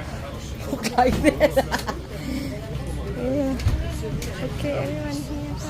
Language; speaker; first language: English; non-native, learner; Thai